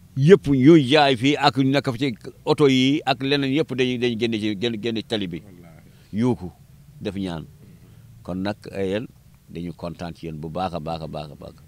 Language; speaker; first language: Wolof; non-native, local second language; Fula